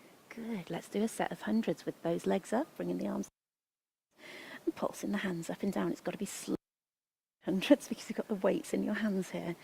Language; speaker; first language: English; native; English